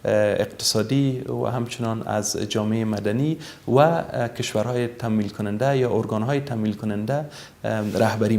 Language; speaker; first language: Persian; native; Persian